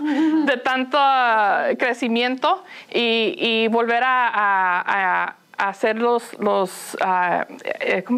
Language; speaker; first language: Spanish; early bilingual, heritage; Spanish